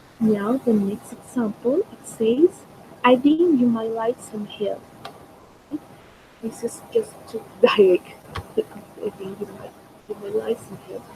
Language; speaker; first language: English; non-native, fluent; Spanish